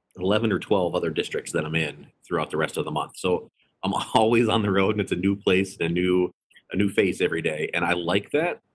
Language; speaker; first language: English; native; English